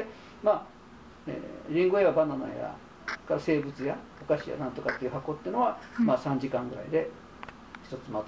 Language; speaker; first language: Japanese; native; Japanese